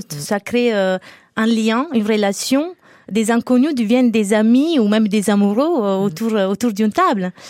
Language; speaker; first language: French; non-native, fluent; Italian